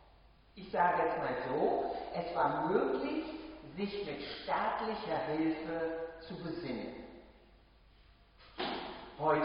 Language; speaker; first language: German; native; German